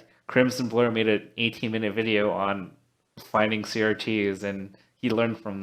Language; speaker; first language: English; native; English